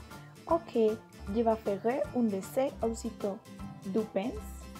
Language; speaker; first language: French; non-native, learner; Spanish